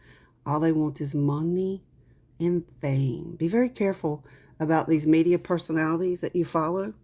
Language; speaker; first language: English; native; English